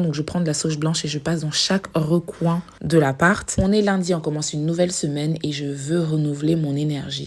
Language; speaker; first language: French; native; French